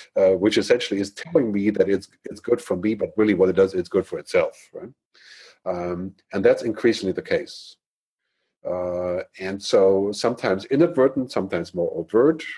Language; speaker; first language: English; non-native, fluent; German